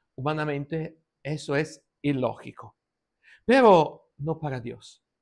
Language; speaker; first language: Spanish; non-native, fluent; Italian